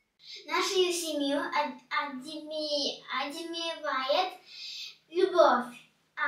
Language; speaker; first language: Russian; non-native, learner; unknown